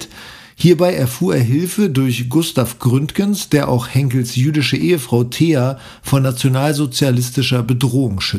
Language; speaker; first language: German; native; German